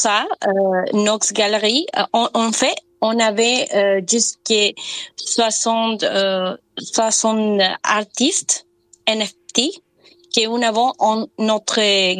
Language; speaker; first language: French; non-native, learner; Spanish